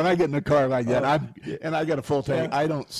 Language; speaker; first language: English; native; English